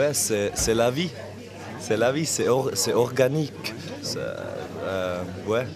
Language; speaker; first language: French; non-native, local second language; German